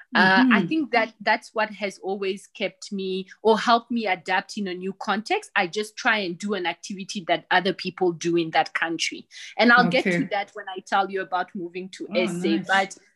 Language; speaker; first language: English; non-native, fluent; Rundi